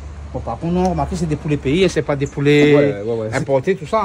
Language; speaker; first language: French; non-native, local second language; Réunion Creole French